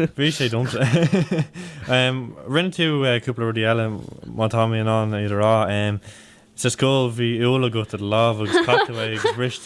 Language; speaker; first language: Irish; non-native, local second language; English